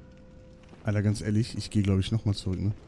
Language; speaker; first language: German; native; German